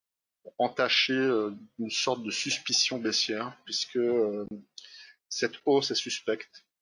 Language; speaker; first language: French; native; French